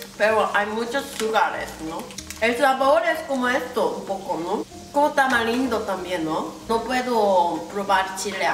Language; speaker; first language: Spanish; non-native, learner; Korean